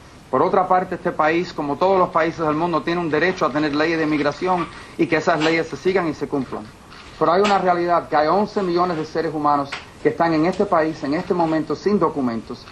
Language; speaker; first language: Spanish; early bilingual, heritage; Spanish